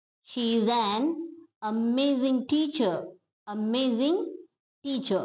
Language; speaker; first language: English; non-native, local second language; Tamil